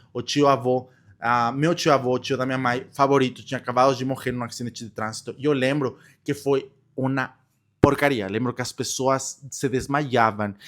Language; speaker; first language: Portuguese; non-native, fluent; Spanish